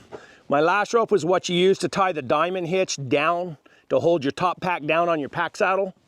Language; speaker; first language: English; native; English